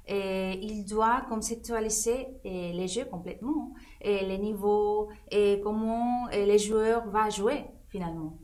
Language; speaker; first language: French; non-native, fluent; Spanish